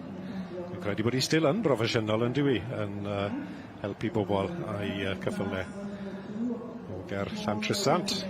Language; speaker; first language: Welsh; native; Welsh